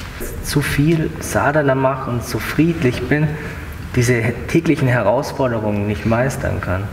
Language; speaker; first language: German; native; German